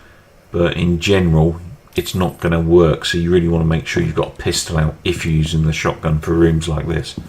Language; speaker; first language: English; native; English